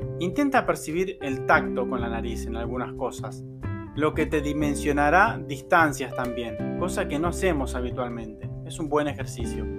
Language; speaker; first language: Spanish; native; Spanish